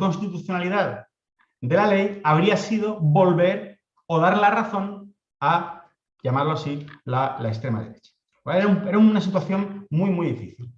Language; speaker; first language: Spanish; native; Spanish